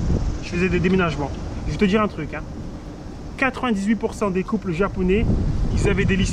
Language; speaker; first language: French; native; French